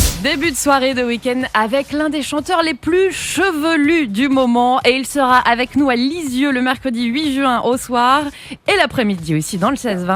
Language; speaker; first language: French; native; French